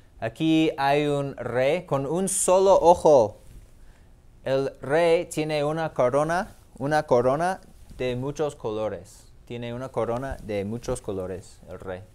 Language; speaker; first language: Spanish; non-native, fluent; English